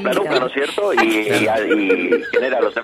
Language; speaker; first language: Spanish; native; Spanish